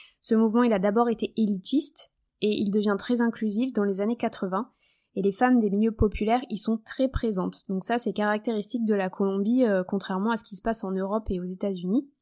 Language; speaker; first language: French; native; French